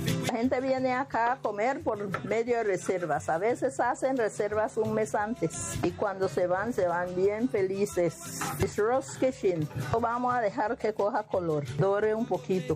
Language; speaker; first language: Spanish; non-native, local second language; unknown